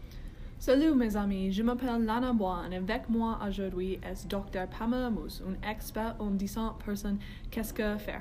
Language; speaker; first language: French; non-native, learner; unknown